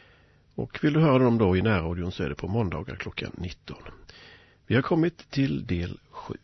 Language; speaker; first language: Swedish; native; Swedish